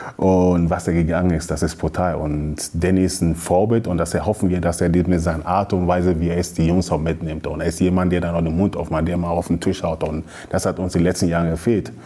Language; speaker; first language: German; early bilingual, other home language; Akan